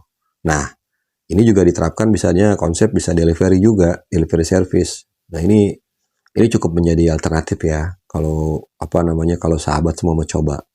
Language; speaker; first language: Indonesian; native; Indonesian